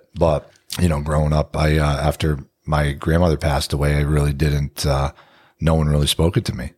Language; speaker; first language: English; early bilingual, other home language; Italian